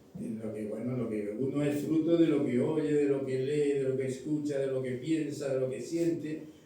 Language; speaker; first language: Spanish; native; Spanish